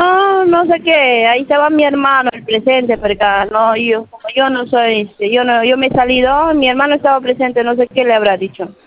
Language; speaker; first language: Spanish; non-native, local second language; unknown